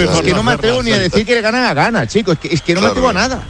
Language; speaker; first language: Spanish; native; Spanish